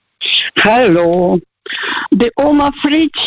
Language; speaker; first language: German; non-native, fluent; Russian